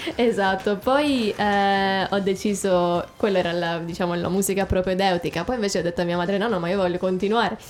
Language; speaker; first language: Italian; native; Italian